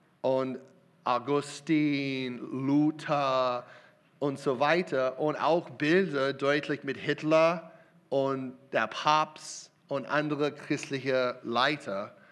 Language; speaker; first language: German; non-native, learner; English